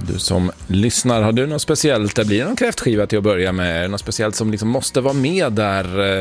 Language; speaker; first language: Swedish; native; Swedish